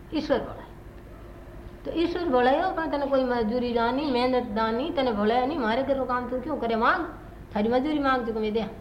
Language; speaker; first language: Hindi; native; Hindi